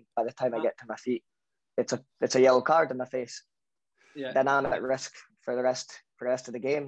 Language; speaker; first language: English; native; English